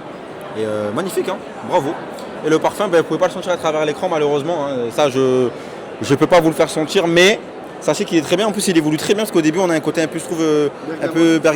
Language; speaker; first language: French; native; French